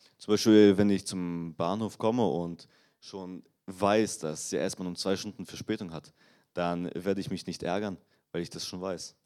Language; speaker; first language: German; non-native, learner; Russian